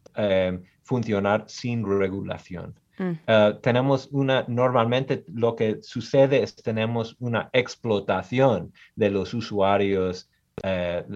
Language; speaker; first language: Spanish; early bilingual, heritage; Spanish